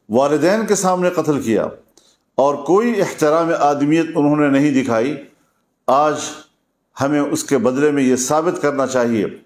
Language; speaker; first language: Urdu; non-native, local second language; Pashto